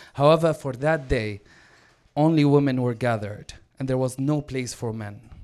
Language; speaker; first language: English; non-native, fluent; Arabic